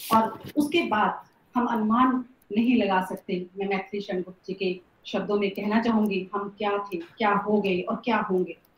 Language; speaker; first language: Hindi; native; Hindi